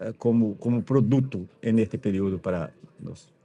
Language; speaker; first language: Spanish; non-native, fluent; Portuguese